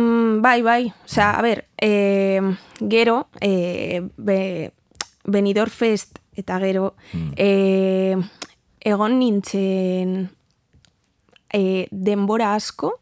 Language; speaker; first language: Basque; non-native, learner; Spanish